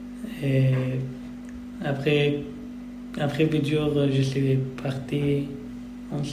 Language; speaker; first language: French; non-native, learner; Persian